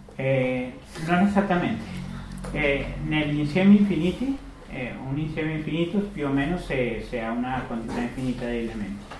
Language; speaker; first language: Italian; non-native, fluent; Spanish